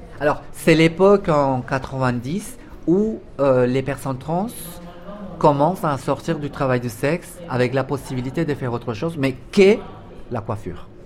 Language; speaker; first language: French; non-native, fluent; Spanish